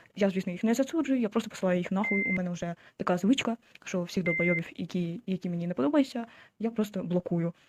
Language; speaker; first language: Ukrainian; non-native, local second language; Russian